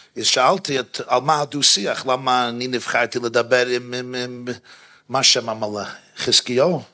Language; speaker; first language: Hebrew; non-native, fluent; English